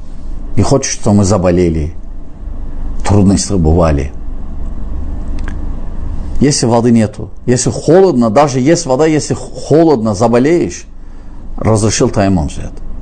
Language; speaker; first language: Russian; non-native, fluent; Azerbaijani